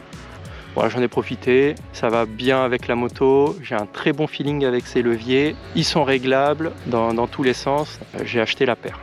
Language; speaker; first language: French; native; French